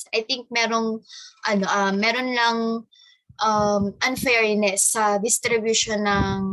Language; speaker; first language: Filipino; native; Filipino